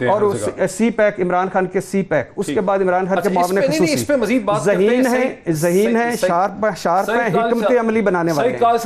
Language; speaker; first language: Urdu; native; Urdu